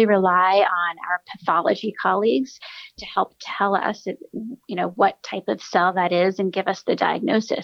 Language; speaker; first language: English; native; English